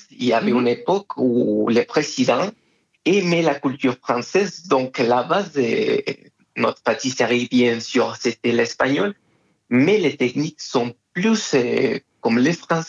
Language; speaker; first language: French; non-native, fluent; Spanish